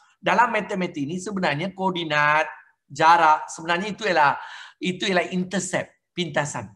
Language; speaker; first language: Malay; native; Malay